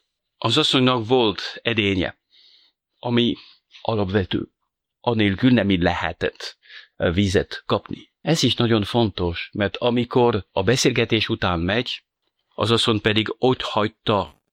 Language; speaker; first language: Hungarian; non-native, fluent; French